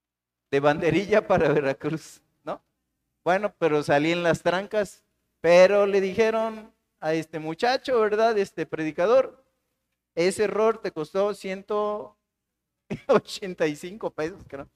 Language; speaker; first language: Spanish; native; Spanish